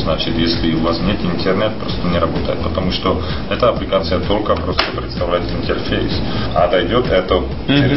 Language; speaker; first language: Russian; non-native, fluent; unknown